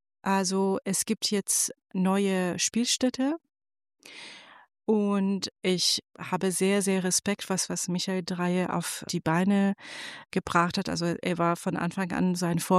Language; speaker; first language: German; non-native, fluent; Persian